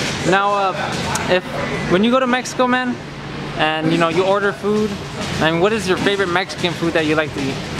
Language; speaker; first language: English; native; English